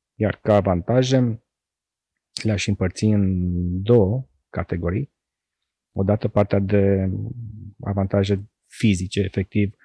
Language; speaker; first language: Romanian; native; Romanian